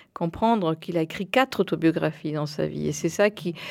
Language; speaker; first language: French; early bilingual, heritage; Spanish